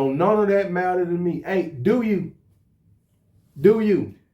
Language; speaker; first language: English; native; English